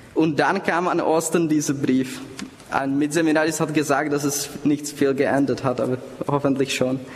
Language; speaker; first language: German; non-native, fluent; Czech